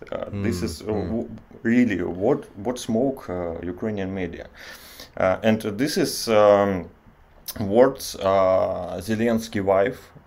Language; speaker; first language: English; non-native, learner; Russian